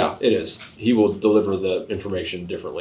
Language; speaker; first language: English; native; English